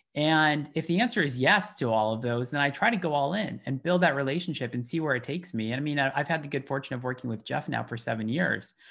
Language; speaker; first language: English; native; English